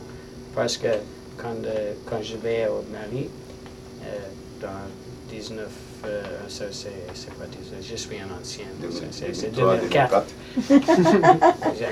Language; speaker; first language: French; non-native, learner; English